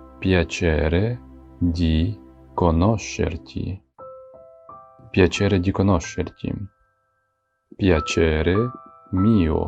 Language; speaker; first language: Italian; non-native, fluent; Ukrainian